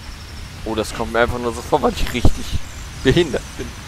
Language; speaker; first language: German; native; German